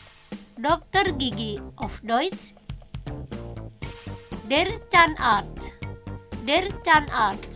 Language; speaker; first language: German; non-native, fluent; Indonesian